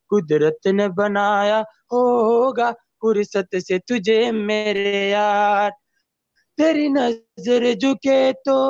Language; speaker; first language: Hindi; native; Hindi